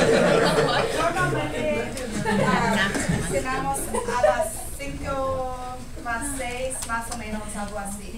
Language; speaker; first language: Spanish; non-native, learner; English